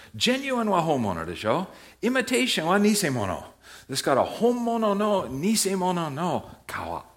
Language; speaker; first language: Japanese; non-native, fluent; English